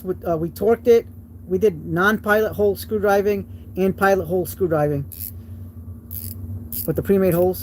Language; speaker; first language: English; native; English